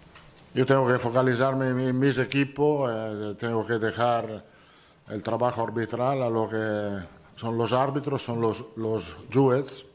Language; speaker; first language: Spanish; non-native, fluent; Italian